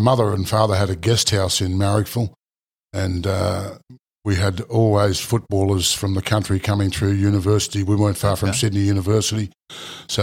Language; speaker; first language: English; native; English